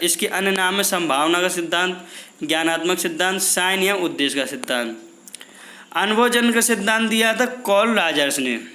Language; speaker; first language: Hindi; native; Hindi